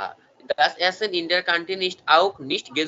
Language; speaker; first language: German; non-native, learner; Bangla